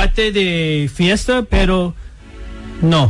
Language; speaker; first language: Spanish; non-native, learner; English